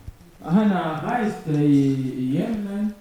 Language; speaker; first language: Danish; non-native, learner; French